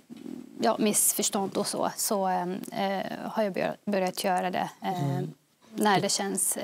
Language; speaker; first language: Swedish; early bilingual, other home language; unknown